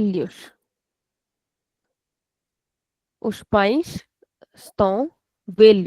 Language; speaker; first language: Portuguese; non-native, fluent; Hindi